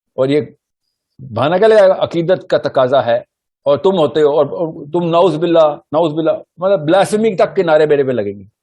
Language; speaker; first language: Urdu; early bilingual, heritage; Urdu